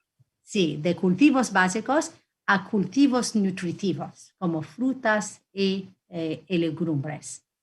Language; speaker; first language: Spanish; non-native, fluent; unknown